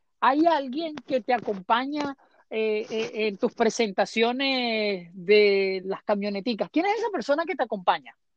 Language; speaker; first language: Spanish; native; Spanish